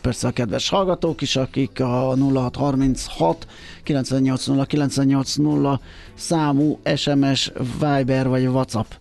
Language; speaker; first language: Hungarian; native; Hungarian